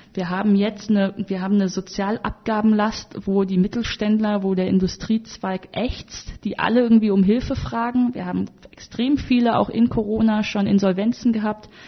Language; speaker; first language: German; native; German